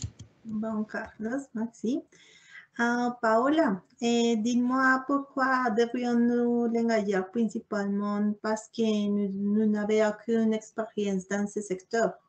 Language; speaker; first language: French; non-native, learner; Spanish